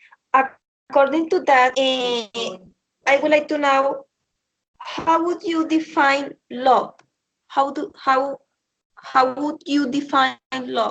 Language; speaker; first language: English; non-native, learner; Spanish